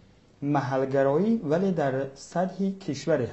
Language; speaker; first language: Persian; native; Persian